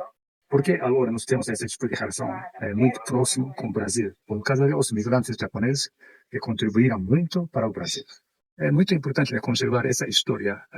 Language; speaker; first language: Portuguese; non-native, fluent; Japanese